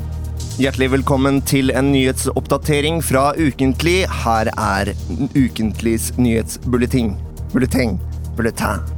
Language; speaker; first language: Norwegian; native; Norwegian